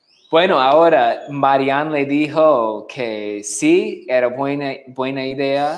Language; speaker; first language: Spanish; non-native, fluent; English